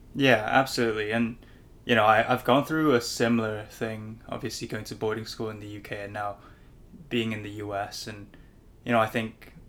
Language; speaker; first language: English; non-native, local second language; Cantonese